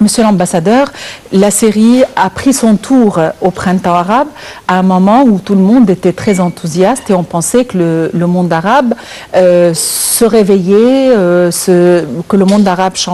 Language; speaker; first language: French; non-native, fluent; Arabic